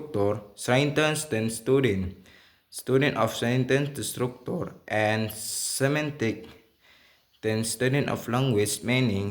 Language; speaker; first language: English; non-native, learner; Indonesian